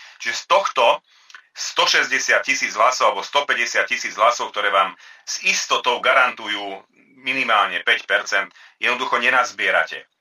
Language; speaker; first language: Slovak; non-native, local second language; Hungarian